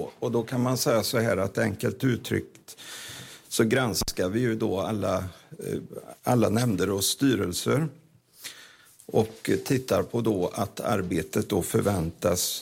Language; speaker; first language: Swedish; native; Swedish